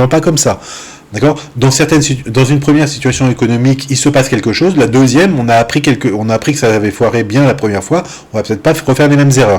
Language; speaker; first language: French; native; French